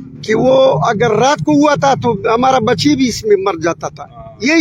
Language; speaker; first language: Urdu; non-native, local second language; Pashto